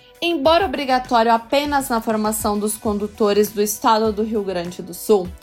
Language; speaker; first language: Portuguese; native; Portuguese